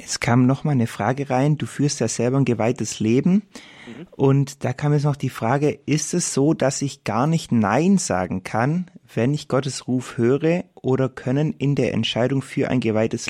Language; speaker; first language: German; native; German